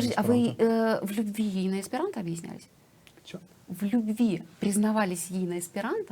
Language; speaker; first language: Russian; native; Russian